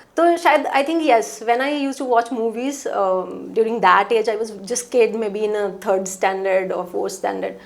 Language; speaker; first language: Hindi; non-native, local second language; Punjabi